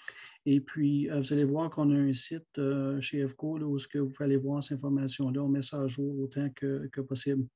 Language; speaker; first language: French; native; French